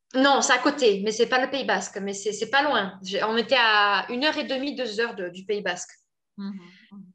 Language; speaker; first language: French; native; French